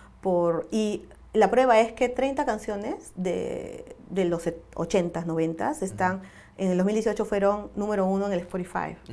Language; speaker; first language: Spanish; native; Spanish